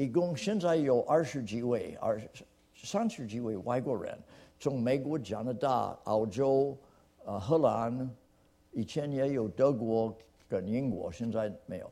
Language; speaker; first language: Chinese; non-native, fluent; English